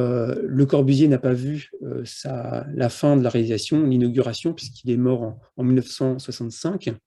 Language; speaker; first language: French; native; French